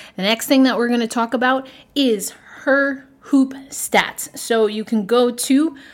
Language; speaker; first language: English; native; English